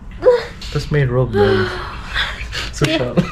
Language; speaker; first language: Filipino; native; Filipino